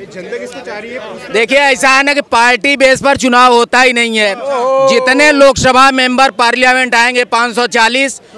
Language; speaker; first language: Hindi; native; Hindi